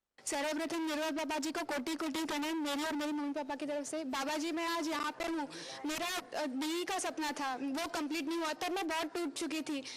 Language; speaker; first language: Hindi; non-native, local second language; Nepali